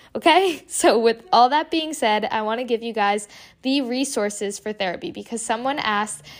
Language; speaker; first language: English; early bilingual, other home language; Portuguese